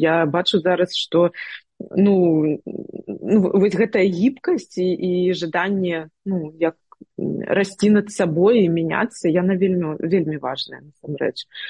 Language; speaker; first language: Belarusian; non-native, local second language; Russian